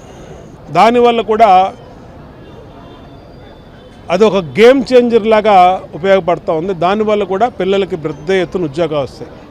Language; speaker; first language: Telugu; native; Telugu